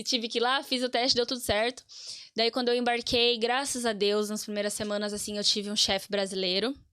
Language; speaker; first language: Portuguese; native; Portuguese